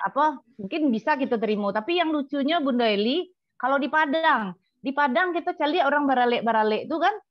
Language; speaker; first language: Indonesian; non-native, local second language; Minangkabau